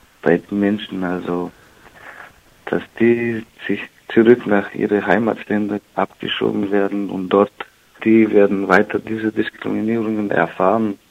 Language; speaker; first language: German; non-native, learner; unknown